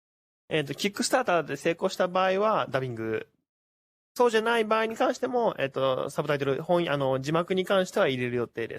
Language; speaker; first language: Japanese; native; Japanese